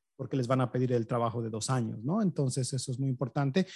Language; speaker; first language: Spanish; native; Spanish